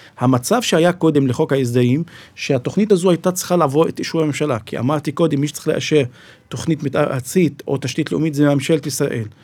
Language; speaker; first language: Hebrew; non-native, local second language; Arabic